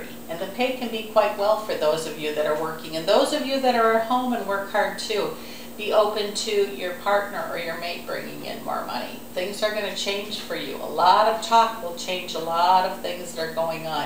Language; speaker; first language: English; native; English